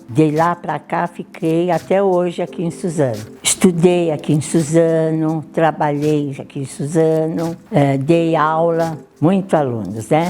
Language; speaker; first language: Portuguese; early bilingual, other home language; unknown